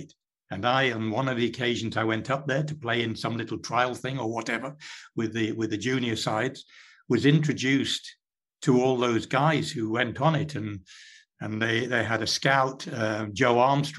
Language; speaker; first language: English; native; English